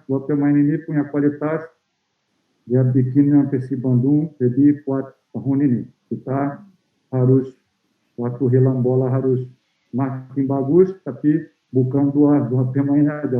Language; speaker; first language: Indonesian; non-native, fluent; Portuguese